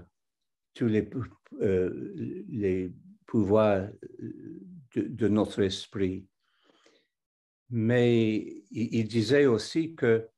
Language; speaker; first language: French; non-native, fluent; English